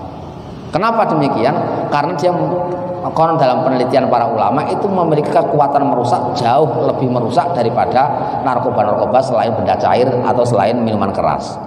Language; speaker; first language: Indonesian; native; Indonesian